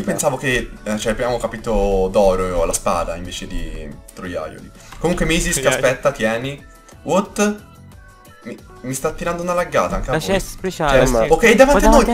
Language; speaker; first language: Italian; native; Italian